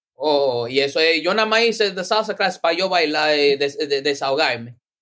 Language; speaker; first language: Spanish; early bilingual, heritage; Spanish